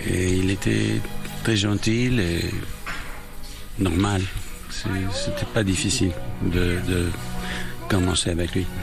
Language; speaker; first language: French; non-native, fluent; English